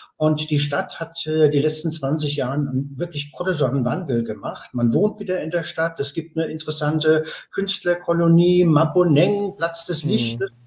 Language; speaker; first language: German; native; German